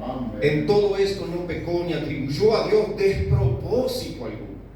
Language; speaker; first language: Spanish; native; Spanish